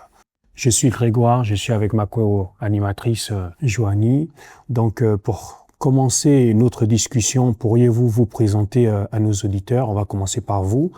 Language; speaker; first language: French; native; French